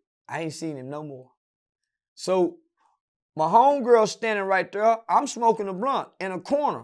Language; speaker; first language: English; native; English